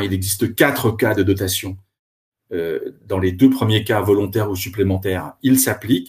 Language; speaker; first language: French; native; French